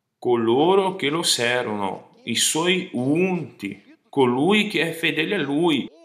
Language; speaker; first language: Italian; non-native, fluent; Portuguese